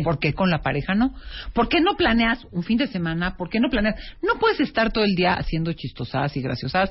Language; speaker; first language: Spanish; native; Spanish